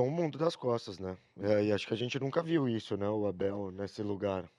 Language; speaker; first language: Portuguese; native; Portuguese